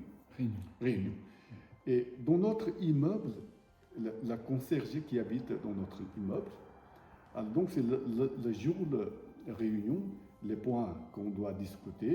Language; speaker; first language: French; non-native, learner; Tibetan